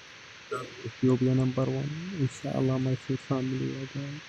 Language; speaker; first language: English; non-native, learner; Arabic